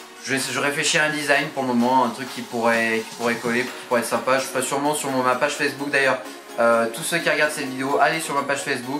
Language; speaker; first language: French; native; French